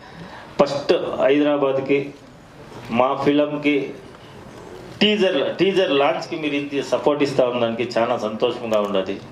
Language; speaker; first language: Telugu; non-native, local second language; Kannada